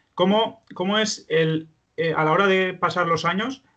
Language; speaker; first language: Spanish; native; Spanish